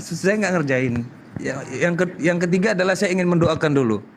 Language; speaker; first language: Indonesian; native; Indonesian